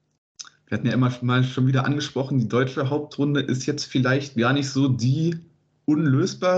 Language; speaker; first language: German; native; German